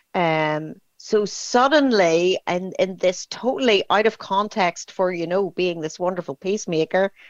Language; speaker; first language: English; native; English